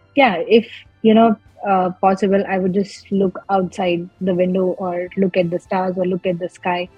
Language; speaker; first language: English; non-native, local second language; Gujarati